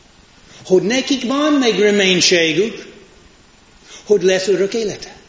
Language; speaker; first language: Hungarian; non-native, fluent; English